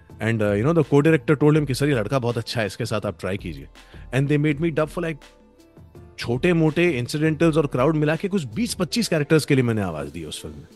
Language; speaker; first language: Hindi; native; Hindi